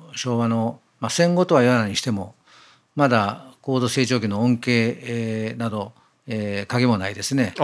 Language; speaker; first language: Japanese; native; Japanese